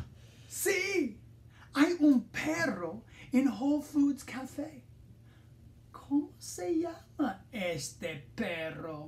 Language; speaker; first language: Spanish; non-native, fluent; English